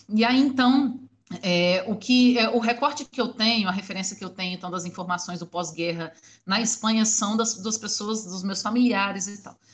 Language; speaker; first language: Portuguese; native; Portuguese